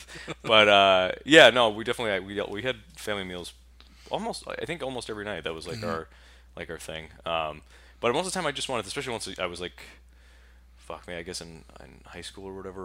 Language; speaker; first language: English; native; English